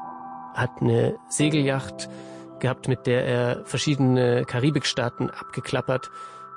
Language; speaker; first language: German; native; German